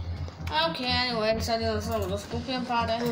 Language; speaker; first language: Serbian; early bilingual, heritage; Serbian